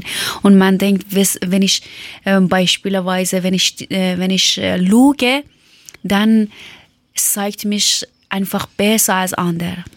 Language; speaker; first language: German; non-native, learner; Persian